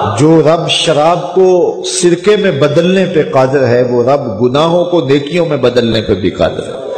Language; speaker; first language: Urdu; non-native, local second language; Punjabi